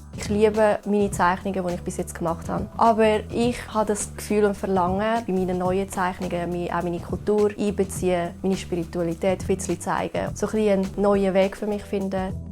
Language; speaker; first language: German; early bilingual, other home language; Turkish